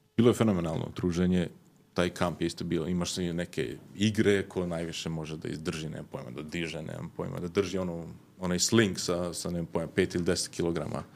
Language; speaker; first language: Serbian; early bilingual, heritage; Serbian